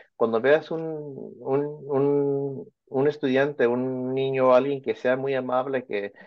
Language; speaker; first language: Spanish; early bilingual, heritage; Spanish